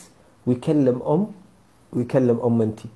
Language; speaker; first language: Arabic; native; Arabic